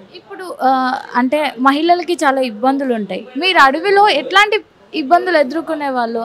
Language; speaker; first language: Telugu; native; Telugu